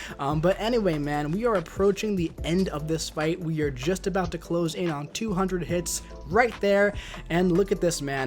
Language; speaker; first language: English; native; English